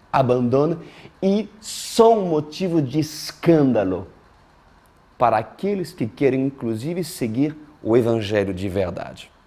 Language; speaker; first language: Portuguese; non-native, fluent; French